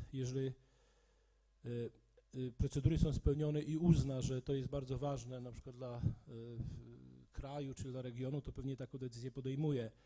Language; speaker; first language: Polish; native; Polish